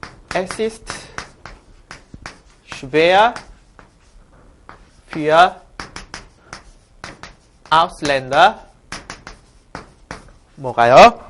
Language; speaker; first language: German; non-native, fluent; Korean